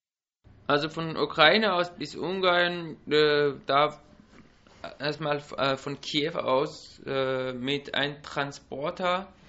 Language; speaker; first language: German; non-native, learner; Persian